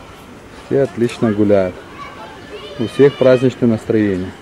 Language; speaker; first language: Russian; native; Russian